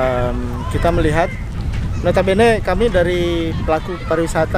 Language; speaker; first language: Indonesian; native; Indonesian